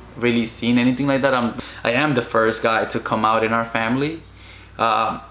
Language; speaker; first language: English; early bilingual, other home language; Spanish